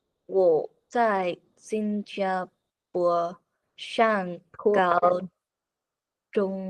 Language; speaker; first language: Chinese; non-native, learner; Vietnamese